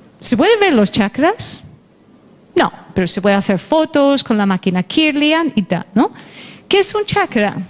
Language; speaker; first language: Spanish; non-native, fluent; English